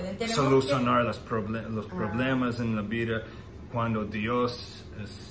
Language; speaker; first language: Spanish; non-native, learner; English